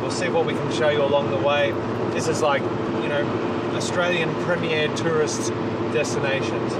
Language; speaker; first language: English; native; English